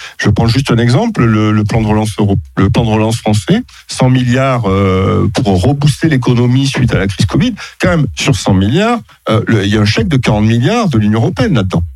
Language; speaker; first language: French; native; French